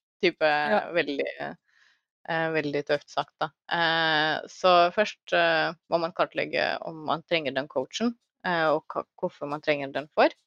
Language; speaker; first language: Norwegian; non-native, fluent; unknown